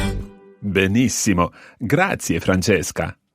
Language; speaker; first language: Italian; non-native, fluent; English